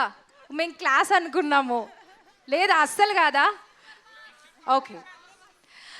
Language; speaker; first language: Telugu; native; Telugu